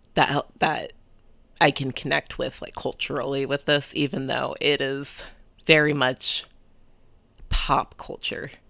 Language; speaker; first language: English; early bilingual, other home language; Japanese